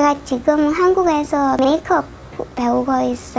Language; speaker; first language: Korean; non-native, learner; Chinese